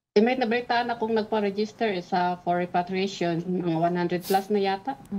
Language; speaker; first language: Filipino; non-native, local second language; Cebuano